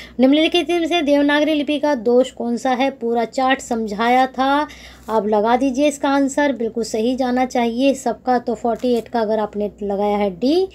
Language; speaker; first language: Hindi; native; Hindi